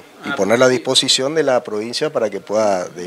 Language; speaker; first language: Spanish; native; Spanish